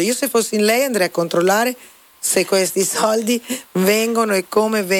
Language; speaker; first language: Italian; native; Italian